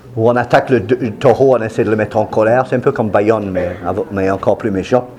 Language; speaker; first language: French; non-native, fluent; English